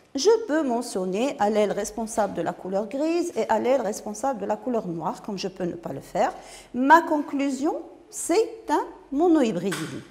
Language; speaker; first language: French; non-native, local second language; Arabic